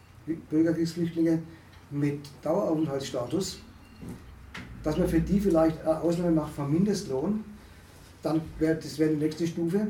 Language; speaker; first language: German; native; German